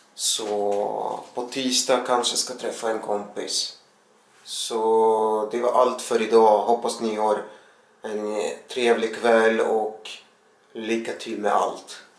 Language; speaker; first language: Swedish; non-native, fluent; Russian